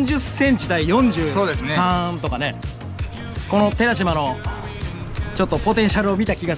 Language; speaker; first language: Japanese; native; Japanese